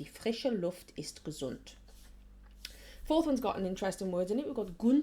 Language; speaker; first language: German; non-native, fluent; English